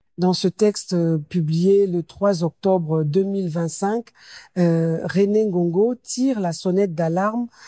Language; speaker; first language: French; non-native, local second language; Lingala